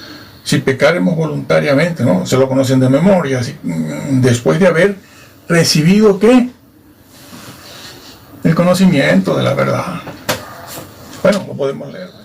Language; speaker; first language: Spanish; native; Spanish